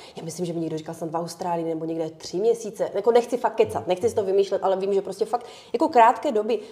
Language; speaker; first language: Czech; early bilingual, other home language; Ukrainian